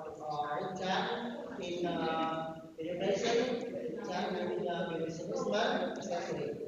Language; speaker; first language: English; non-native, learner; Vietnamese